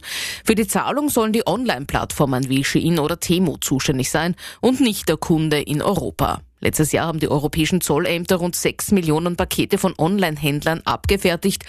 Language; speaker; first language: German; native; German